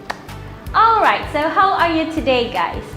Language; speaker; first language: English; non-native, fluent; Indonesian